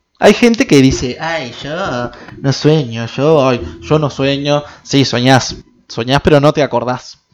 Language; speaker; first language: Spanish; native; Spanish